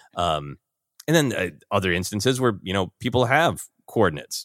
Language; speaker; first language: English; native; English